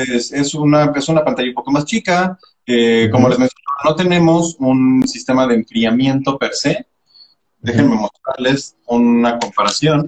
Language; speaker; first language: Spanish; native; Spanish